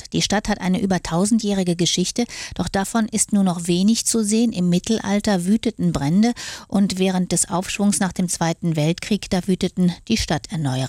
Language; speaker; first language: German; native; German